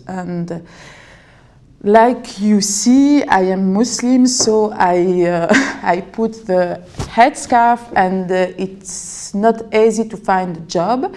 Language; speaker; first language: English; non-native, learner; French